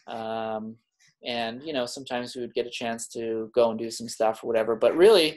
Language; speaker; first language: English; native; English